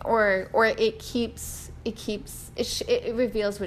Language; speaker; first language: English; native; English